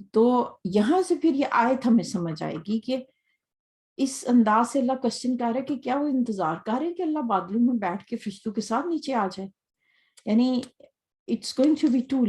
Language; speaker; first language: Urdu; native; Urdu